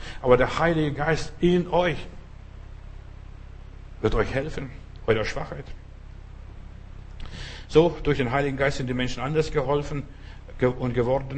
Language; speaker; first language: German; non-native, fluent; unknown